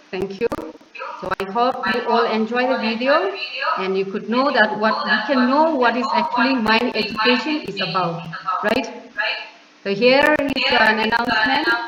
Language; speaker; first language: English; non-native, local second language; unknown